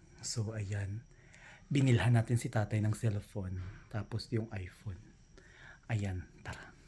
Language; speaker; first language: Filipino; non-native, local second language; Cebuano